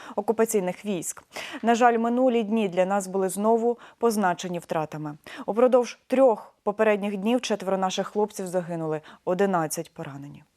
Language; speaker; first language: Ukrainian; native; Ukrainian